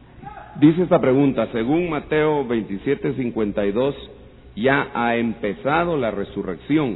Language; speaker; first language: Spanish; native; Spanish